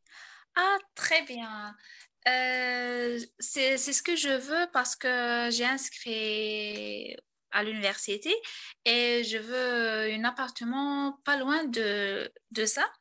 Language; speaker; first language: French; non-native, learner; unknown